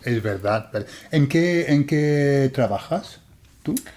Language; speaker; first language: Spanish; non-native, fluent; English